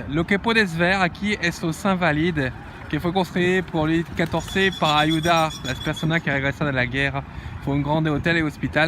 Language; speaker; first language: Spanish; non-native, learner; French